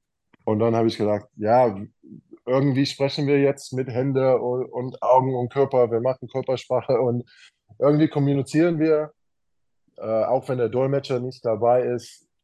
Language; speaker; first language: German; non-native, fluent; English